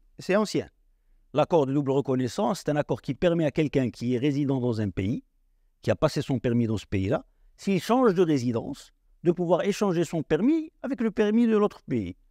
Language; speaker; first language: French; non-native, local second language; Arabic